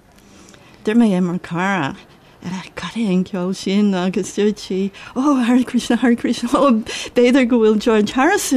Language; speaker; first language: Irish; non-native, learner; English